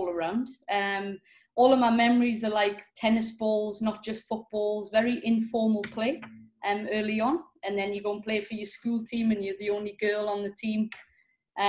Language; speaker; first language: English; native; English